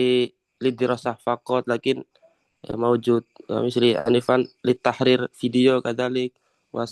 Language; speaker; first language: Arabic; non-native, learner; Indonesian